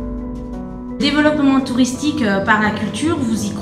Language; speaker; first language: French; native; French